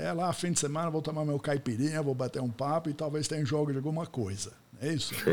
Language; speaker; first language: Portuguese; non-native, fluent; English